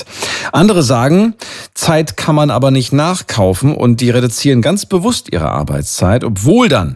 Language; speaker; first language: German; native; German